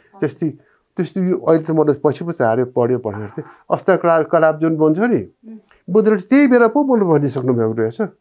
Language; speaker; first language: Nepali; non-native, local second language; Newari